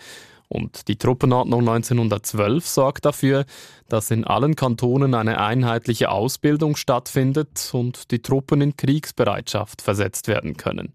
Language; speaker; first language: German; native; German